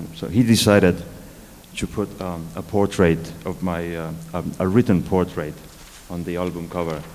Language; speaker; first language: English; non-native, fluent; Estonian